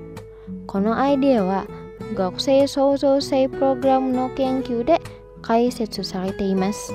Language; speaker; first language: Japanese; non-native, fluent; Indonesian